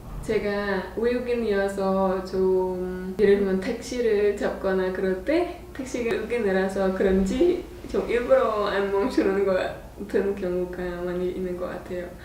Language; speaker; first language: Korean; non-native, fluent; Khmer